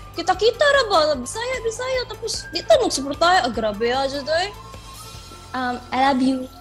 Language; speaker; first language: Cebuano; native; Cebuano